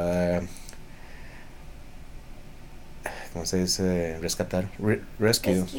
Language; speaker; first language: English; non-native, fluent; Spanish